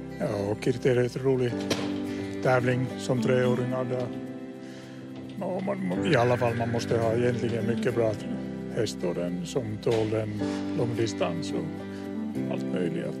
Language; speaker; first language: Swedish; non-native, fluent; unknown